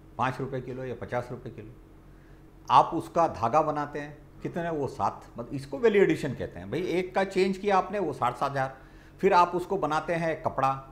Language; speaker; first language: Hindi; non-native, local second language; Marathi